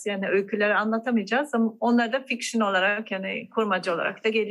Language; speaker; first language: Turkish; non-native, fluent; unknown